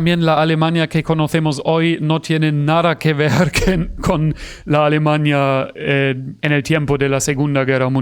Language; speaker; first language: Spanish; non-native, fluent; German